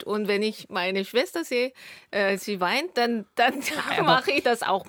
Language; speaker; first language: German; non-native, fluent; Korean